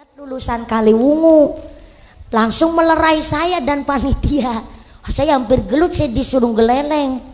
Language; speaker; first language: Indonesian; non-native, local second language; Javanese